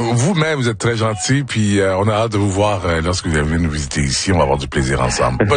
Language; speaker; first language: French; native; French